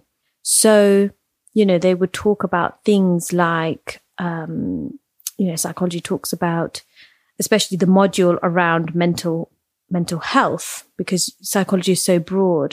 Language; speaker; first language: English; native; English